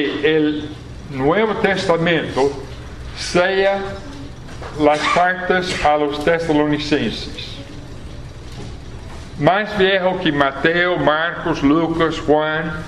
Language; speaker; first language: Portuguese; non-native, fluent; English